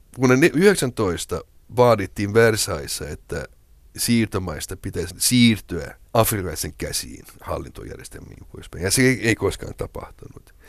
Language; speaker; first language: Finnish; non-native, local second language; Swedish